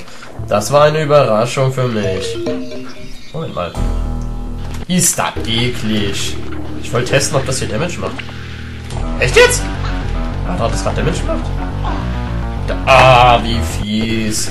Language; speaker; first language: German; native; German